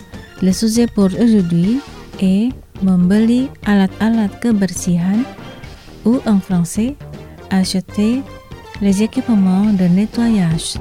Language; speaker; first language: French; non-native, fluent; Indonesian